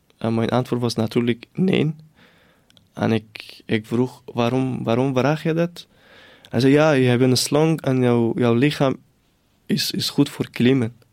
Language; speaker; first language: Dutch; non-native, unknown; Persian